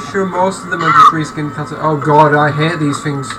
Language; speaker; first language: English; native; English